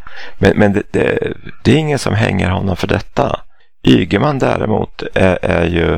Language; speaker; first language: Swedish; native; Swedish